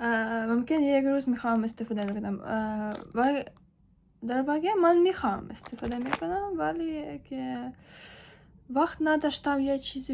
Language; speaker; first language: Persian; non-native, learner; Ukrainian